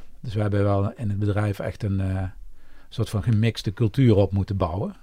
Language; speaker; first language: Dutch; native; Dutch